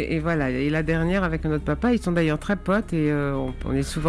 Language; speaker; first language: French; native; French